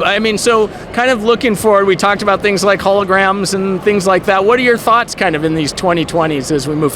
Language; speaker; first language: English; native; English